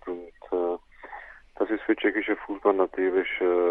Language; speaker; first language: German; non-native, fluent; Czech